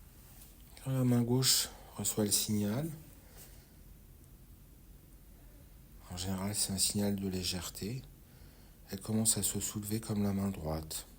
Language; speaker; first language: French; native; French